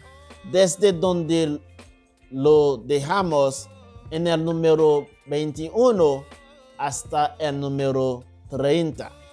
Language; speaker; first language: Spanish; non-native, local second language; Haitian Creole